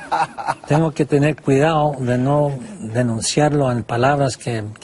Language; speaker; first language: Spanish; non-native, fluent; English